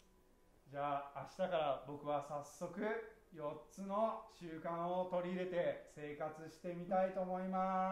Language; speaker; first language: Japanese; native; Japanese